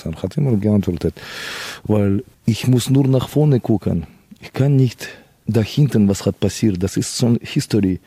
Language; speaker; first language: German; non-native, fluent; Russian